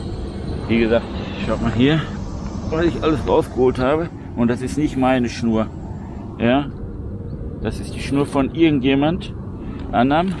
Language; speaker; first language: German; native; German